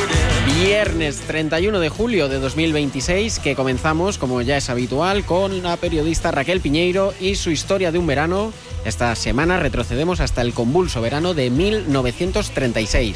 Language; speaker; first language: Spanish; native; Spanish